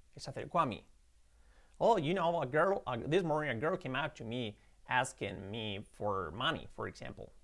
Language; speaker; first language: English; non-native, fluent; Spanish